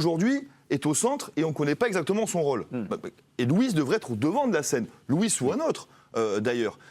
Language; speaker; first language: French; native; French